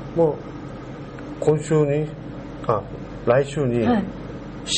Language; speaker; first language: Japanese; non-native, learner; Korean